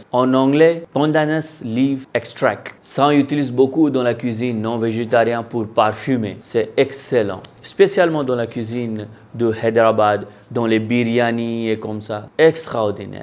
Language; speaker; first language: French; non-native, local second language; Hindi